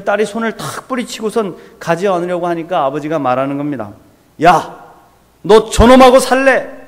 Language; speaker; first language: Korean; native; Korean